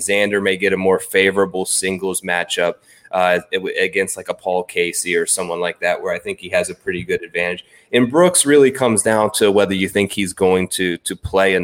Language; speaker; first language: English; native; English